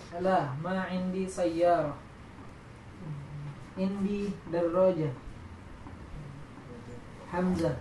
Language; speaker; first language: Arabic; non-native, learner; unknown